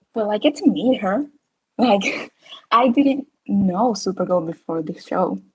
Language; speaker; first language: English; non-native, fluent; Spanish